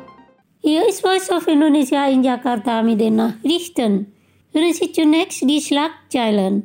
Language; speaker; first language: German; non-native, fluent; Indonesian